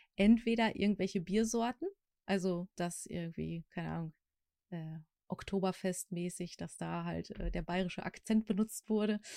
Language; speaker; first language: German; native; German